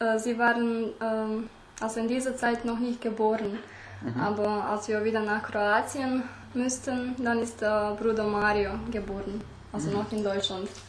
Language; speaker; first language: German; early bilingual, other home language; Croatian